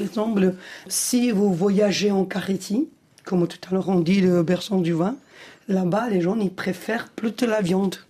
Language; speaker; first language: French; non-native, fluent; Georgian